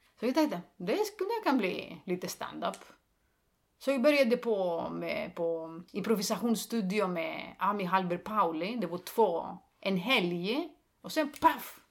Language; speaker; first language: Swedish; non-native, fluent; Greek